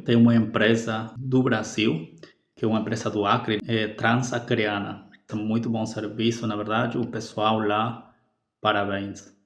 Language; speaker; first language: Portuguese; non-native, fluent; Spanish